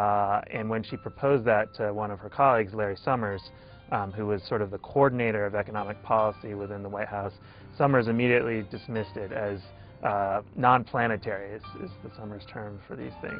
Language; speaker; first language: English; native; English